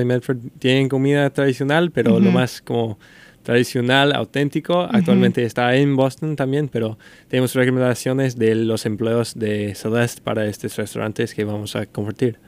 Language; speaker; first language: Spanish; non-native, fluent; English